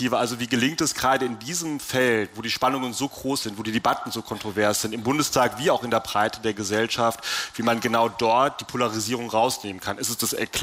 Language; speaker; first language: German; native; German